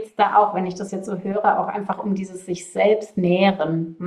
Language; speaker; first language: German; native; German